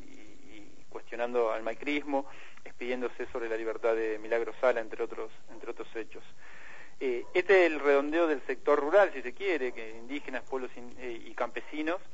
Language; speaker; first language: Spanish; native; Spanish